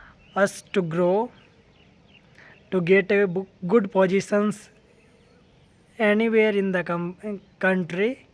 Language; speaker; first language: English; non-native, learner; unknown